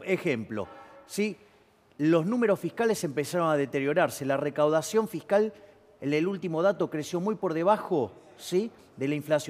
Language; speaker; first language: Spanish; native; Spanish